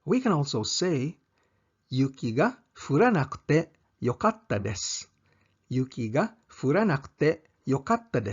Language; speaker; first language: Japanese; non-native, fluent; English